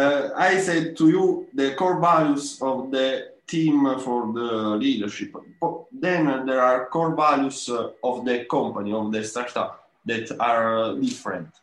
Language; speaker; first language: English; non-native, learner; Italian